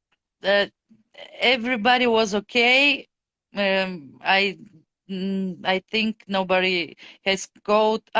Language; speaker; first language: English; non-native, fluent; Bulgarian